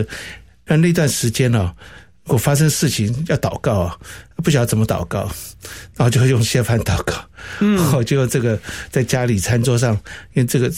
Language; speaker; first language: Chinese; non-native, local second language; Cantonese